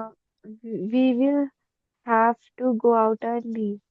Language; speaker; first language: English; non-native, local second language; Punjabi